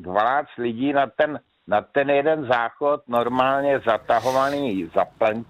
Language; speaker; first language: Czech; native; Czech